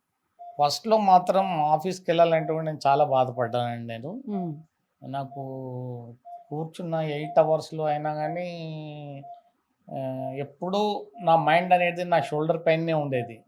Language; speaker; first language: Telugu; native; Telugu